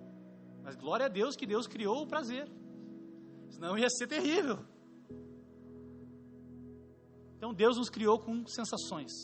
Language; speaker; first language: Portuguese; native; Portuguese